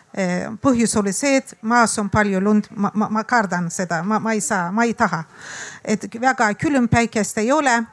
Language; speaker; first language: Estonian; non-native, fluent; Azerbaijani